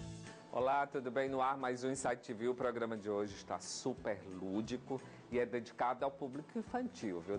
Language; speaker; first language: Portuguese; native; Portuguese